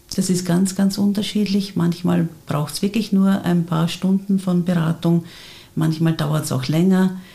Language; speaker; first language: German; native; German